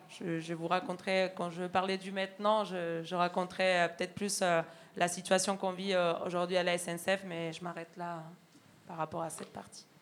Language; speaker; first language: French; non-native, fluent; Spanish